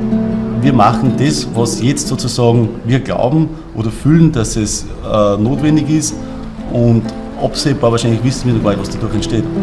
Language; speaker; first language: German; native; German